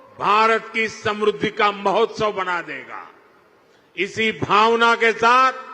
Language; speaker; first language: Hindi; non-native, local second language; Gujarati